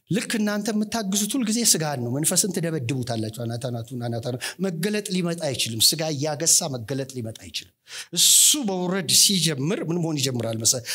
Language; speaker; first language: Amharic; native; Amharic